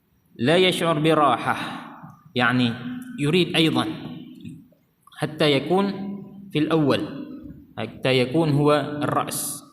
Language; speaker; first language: Arabic; non-native, fluent; Malay